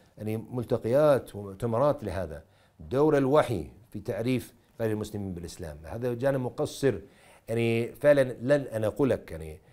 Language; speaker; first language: Arabic; non-native, fluent; English